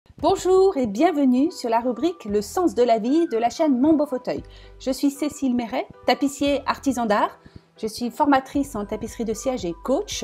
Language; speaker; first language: French; native; French